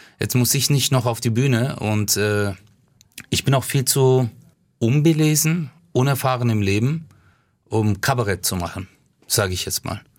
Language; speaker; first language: German; early bilingual, other home language; Turkish